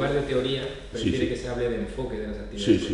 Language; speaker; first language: Spanish; native; Spanish